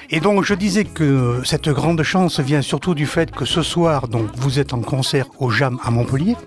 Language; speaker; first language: French; native; French